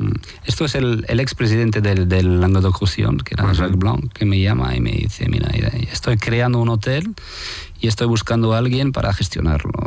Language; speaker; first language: Spanish; non-native, fluent; French